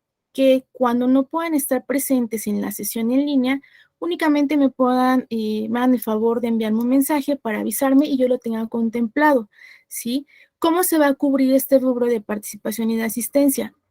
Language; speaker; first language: Spanish; native; Spanish